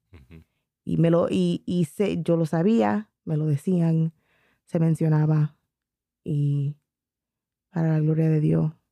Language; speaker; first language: Spanish; early bilingual, heritage; Spanish